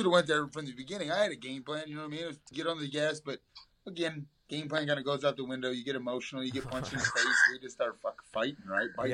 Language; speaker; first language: English; native; English